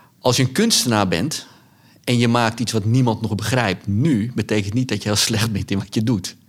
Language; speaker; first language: Dutch; early bilingual, other home language; Sranan Tongo